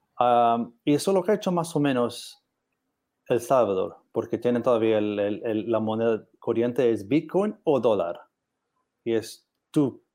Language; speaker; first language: Spanish; non-native, learner; English